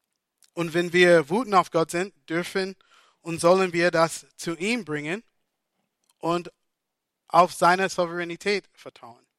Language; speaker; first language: German; non-native, fluent; English